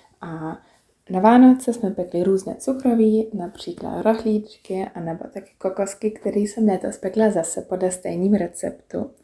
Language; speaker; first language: Czech; non-native, learner; German